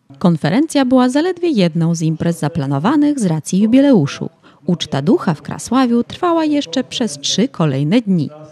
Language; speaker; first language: Polish; early bilingual, heritage; Polish